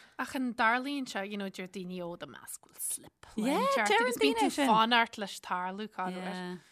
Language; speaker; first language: Irish; native; Irish